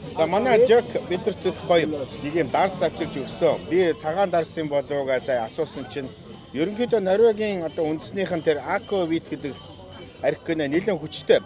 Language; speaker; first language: Mongolian; native; Mongolian